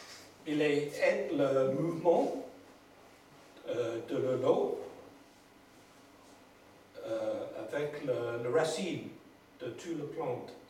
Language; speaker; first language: French; non-native, learner; English